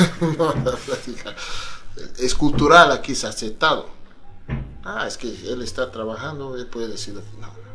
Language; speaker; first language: Spanish; non-native, fluent; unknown